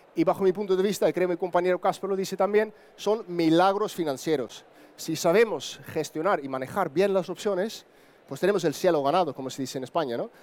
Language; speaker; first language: Spanish; non-native, fluent; Dutch